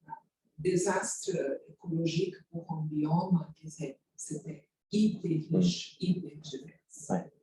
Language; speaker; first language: French; non-native, fluent; Portuguese